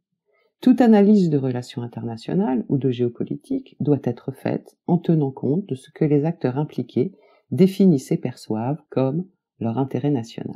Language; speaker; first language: French; native; French